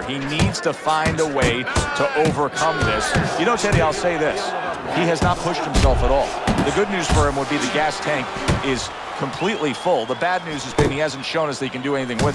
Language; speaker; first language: English; native; English